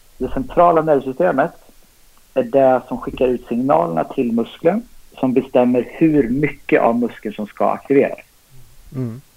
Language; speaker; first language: Swedish; native; Swedish